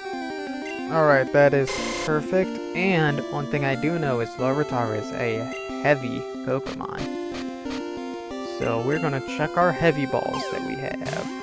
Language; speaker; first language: English; native; English